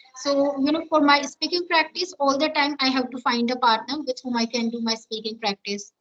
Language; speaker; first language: English; non-native, learner; Hindi